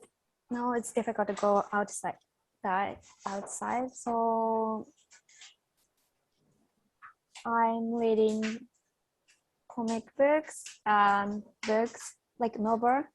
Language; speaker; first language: English; non-native, fluent; Japanese